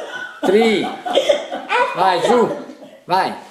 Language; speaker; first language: Italian; native; Italian